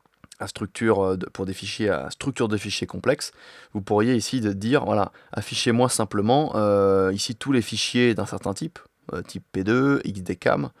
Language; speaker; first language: French; native; French